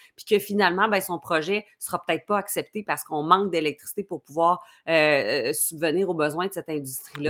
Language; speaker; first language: French; native; French